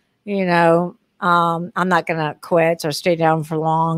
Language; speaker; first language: English; native; English